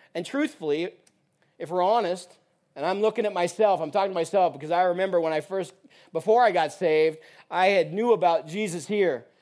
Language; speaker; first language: English; native; English